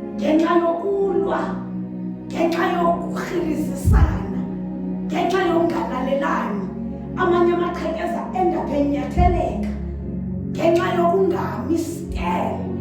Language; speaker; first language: Zulu; non-native, local second language; Xhosa